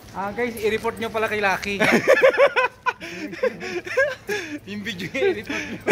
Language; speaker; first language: Filipino; native; Filipino